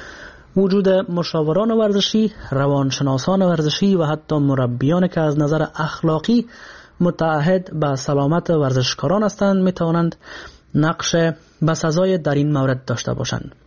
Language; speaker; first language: Persian; native; Persian